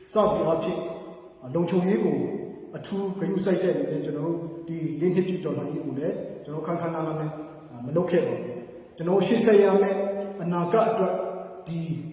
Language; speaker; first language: Burmese; non-native, local second language; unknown